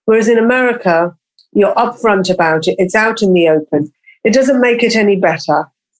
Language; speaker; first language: English; native; English